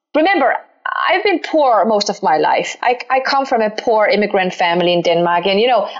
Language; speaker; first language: English; non-native, fluent; Danish